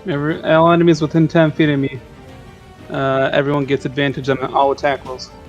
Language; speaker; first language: English; native; English